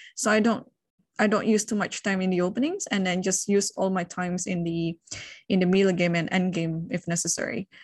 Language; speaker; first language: English; non-native, fluent; Indonesian